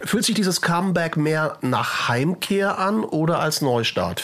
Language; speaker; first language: German; native; German